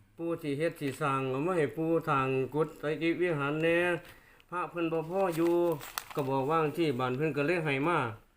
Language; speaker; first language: Thai; native; Thai